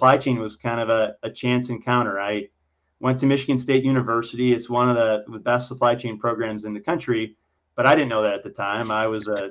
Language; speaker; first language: English; native; English